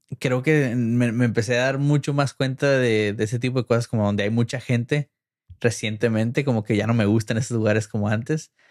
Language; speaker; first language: Spanish; early bilingual, heritage; English